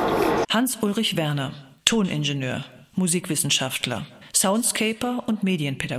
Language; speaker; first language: German; native; German